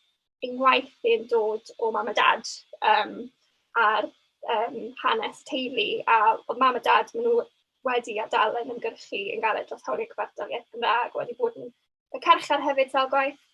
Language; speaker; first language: Welsh; native; Welsh